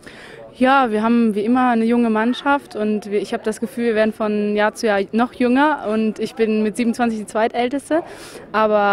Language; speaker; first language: German; native; German